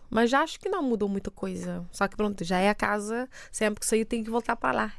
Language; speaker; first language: Portuguese; non-native, local second language; Kabuverdianu